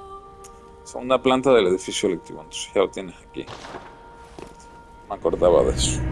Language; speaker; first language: Spanish; native; Spanish